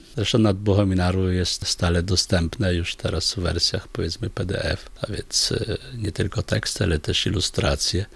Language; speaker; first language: Polish; non-native, local second language; Ukrainian